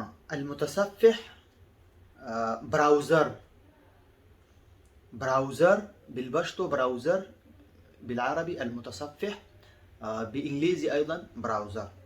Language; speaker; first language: Arabic; non-native, fluent; Pashto